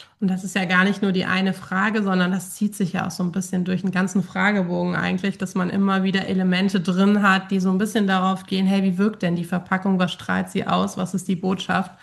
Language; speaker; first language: German; native; German